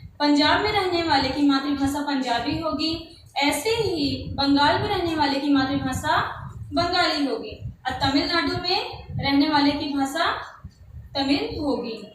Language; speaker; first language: Hindi; native; Hindi